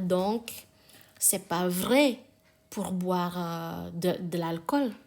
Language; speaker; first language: French; non-native, learner; Indonesian